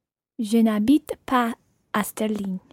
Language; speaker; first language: French; non-native, learner; English